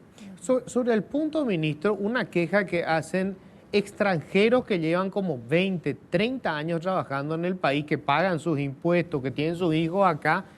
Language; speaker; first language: Spanish; native; Spanish